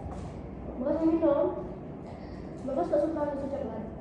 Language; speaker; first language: Indonesian; native; Indonesian